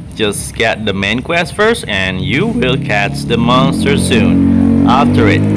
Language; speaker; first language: English; non-native, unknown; Indonesian